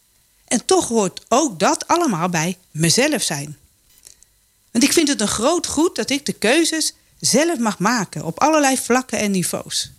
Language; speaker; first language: Dutch; native; Dutch